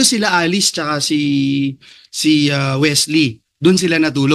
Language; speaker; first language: Filipino; native; Filipino